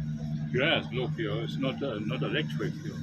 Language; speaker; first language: English; non-native, learner; German